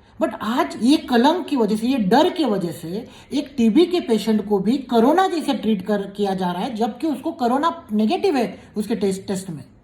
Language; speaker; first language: Hindi; native; Hindi